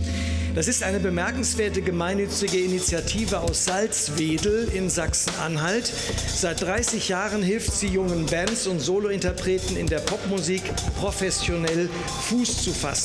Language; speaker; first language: German; native; German